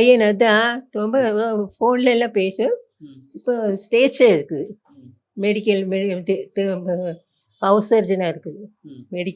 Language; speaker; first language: Tamil; non-native, learner; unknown